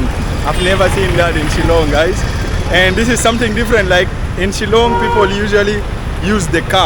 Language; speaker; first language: English; non-native, fluent; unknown